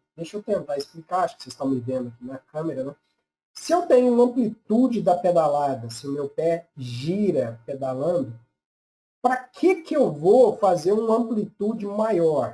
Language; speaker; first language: Portuguese; native; Portuguese